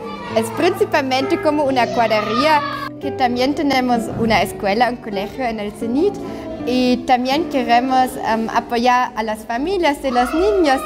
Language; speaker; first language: Spanish; non-native, fluent; German